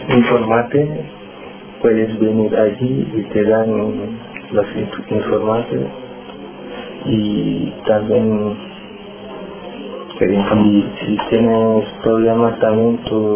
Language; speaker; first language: Spanish; non-native, learner; Wolof